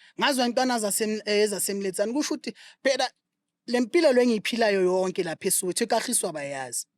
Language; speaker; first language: Zulu; non-native, local second language; Southern Sotho